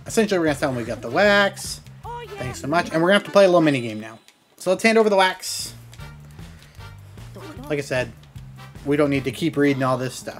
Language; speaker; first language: English; native; English